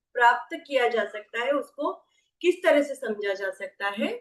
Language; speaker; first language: Hindi; non-native, local second language; Marathi